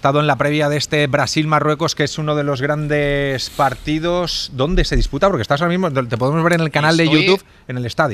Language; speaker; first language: Spanish; native; Spanish